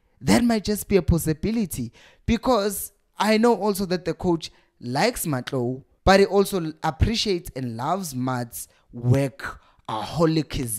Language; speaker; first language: English; non-native, local second language; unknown